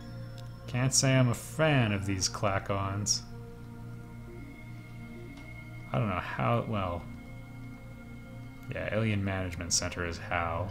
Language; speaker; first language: English; native; English